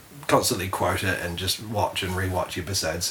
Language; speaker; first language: English; native; English